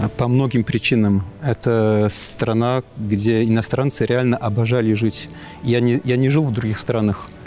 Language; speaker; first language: Russian; non-native, fluent; English